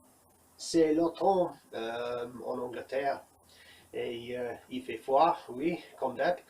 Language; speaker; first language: French; non-native, learner; English